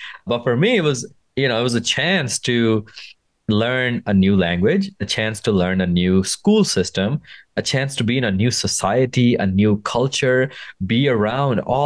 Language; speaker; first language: English; non-native, local second language; Punjabi